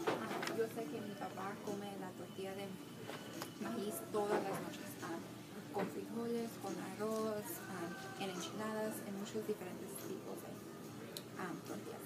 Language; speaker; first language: Spanish; early bilingual, heritage; Spanish